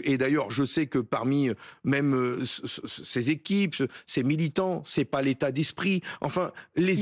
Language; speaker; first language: French; native; French